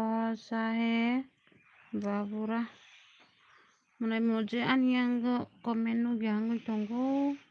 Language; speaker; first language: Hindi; non-native, local second language; Kok Borok